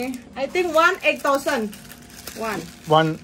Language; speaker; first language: English; non-native, learner; Balinese